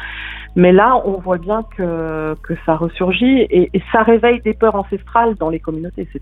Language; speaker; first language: French; native; French